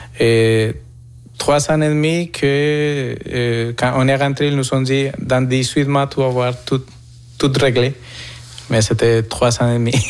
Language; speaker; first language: French; non-native, fluent; Spanish